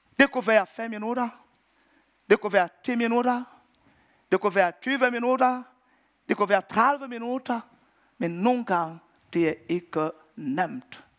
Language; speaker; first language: Danish; non-native, fluent; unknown